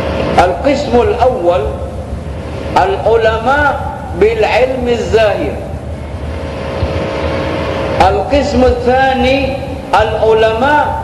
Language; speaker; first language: Arabic; non-native, fluent; Maranao